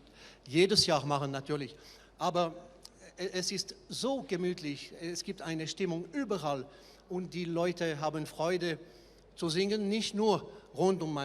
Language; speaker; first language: German; non-native, fluent; French